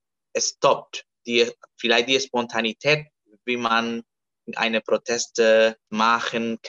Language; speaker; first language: German; non-native, fluent; Spanish